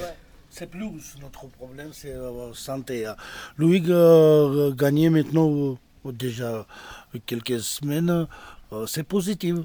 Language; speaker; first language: French; non-native, learner; Georgian